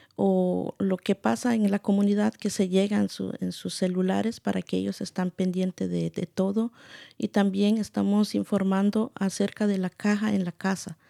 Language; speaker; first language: Spanish; native; Spanish